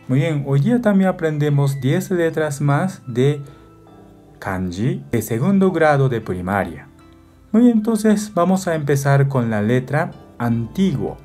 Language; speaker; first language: Spanish; non-native, fluent; Japanese